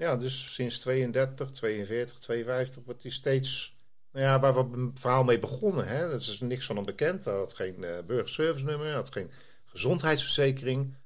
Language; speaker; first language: Dutch; native; Dutch